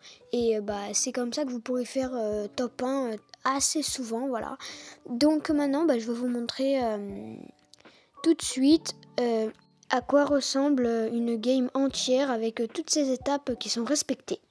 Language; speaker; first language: French; native; French